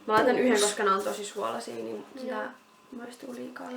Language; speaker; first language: Finnish; native; Finnish